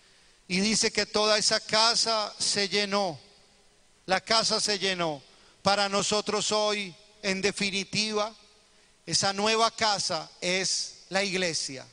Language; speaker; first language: Spanish; native; Spanish